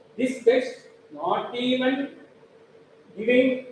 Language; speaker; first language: English; non-native, local second language; Malayalam